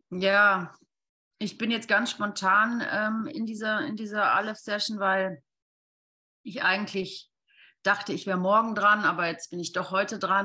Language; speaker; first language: German; native; German